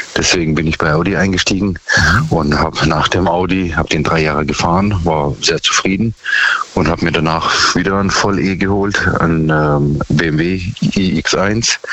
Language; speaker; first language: German; native; German